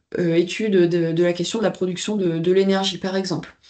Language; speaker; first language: French; native; French